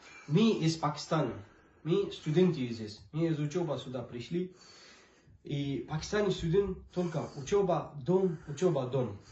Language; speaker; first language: Russian; non-native, learner; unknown